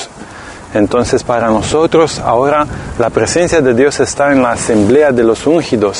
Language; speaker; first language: Spanish; non-native, fluent; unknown